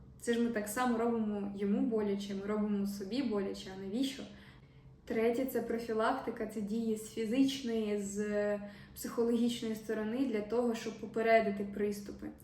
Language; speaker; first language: Ukrainian; non-native, local second language; Russian